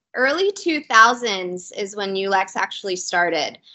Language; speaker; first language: English; native; English